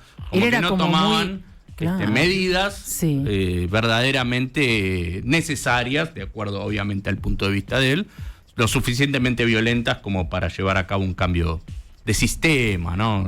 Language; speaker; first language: Spanish; native; Spanish